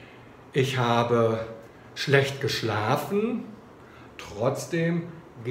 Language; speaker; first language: German; non-native, fluent; Chinese